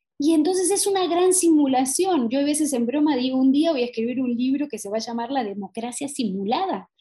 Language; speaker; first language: Spanish; native; Spanish